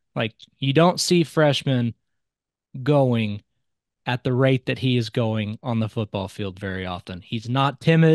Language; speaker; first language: English; native; English